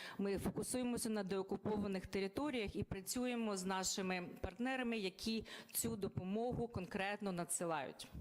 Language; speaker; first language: Ukrainian; native; Ukrainian